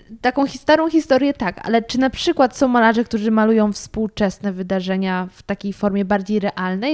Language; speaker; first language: Polish; native; Polish